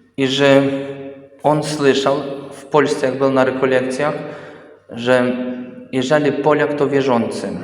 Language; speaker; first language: Polish; early bilingual, heritage; Polish